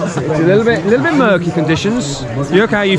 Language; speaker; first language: English; native; English